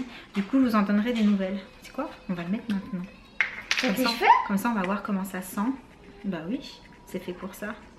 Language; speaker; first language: French; native; French